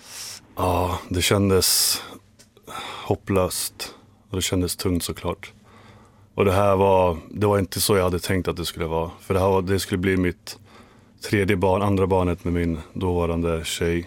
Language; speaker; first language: Swedish; early bilingual, other home language; Finnish